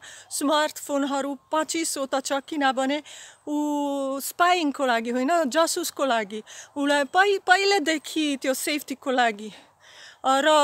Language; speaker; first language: Nepali; non-native, fluent; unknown